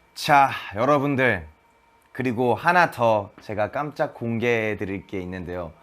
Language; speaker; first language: Korean; native; Korean